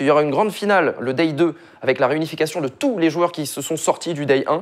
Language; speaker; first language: French; native; French